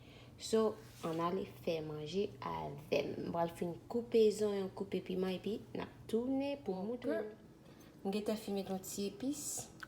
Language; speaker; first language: French; non-native, learner; Haitian Creole